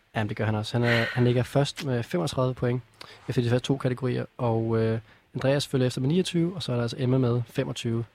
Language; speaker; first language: Danish; native; Danish